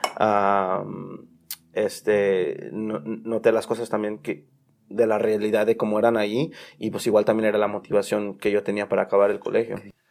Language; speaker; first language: Spanish; early bilingual, heritage; Spanish